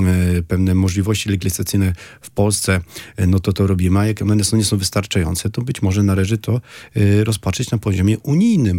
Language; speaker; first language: Polish; native; Polish